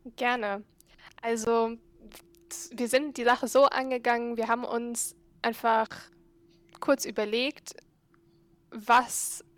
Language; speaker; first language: German; non-native, fluent; Arabic